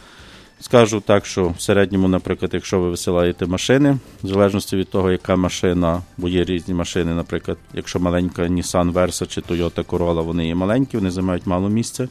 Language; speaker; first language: Ukrainian; native; Ukrainian